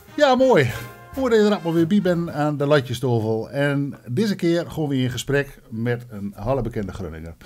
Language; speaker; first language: Dutch; native; Dutch